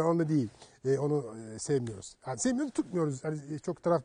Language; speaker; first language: Turkish; native; Turkish